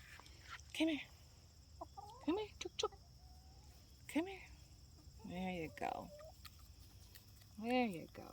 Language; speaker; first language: English; native; English